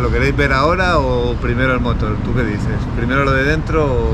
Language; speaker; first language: Spanish; native; Spanish